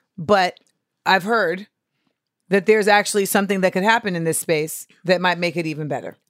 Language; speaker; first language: English; native; English